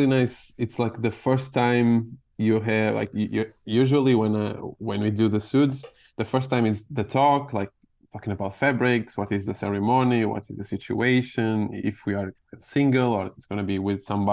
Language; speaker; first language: English; non-native, fluent; Portuguese